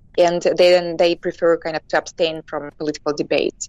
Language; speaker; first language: English; non-native, fluent; Kyrgyz